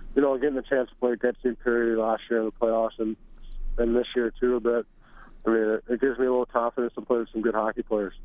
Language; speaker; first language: English; native; English